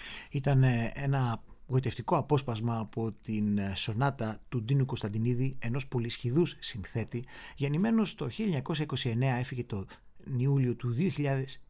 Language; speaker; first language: Greek; native; Greek